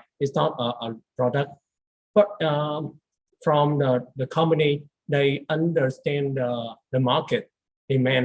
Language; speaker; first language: English; non-native, learner; Vietnamese